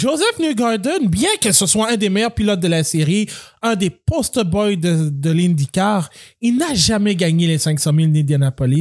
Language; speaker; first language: French; native; French